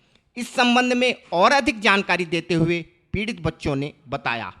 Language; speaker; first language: Hindi; native; Hindi